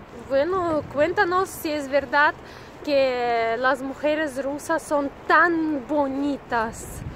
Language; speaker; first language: Spanish; non-native, fluent; Russian